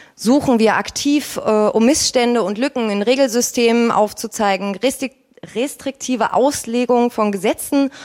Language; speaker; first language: German; native; German